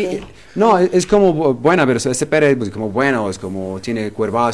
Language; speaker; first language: Spanish; non-native, learner; Arabic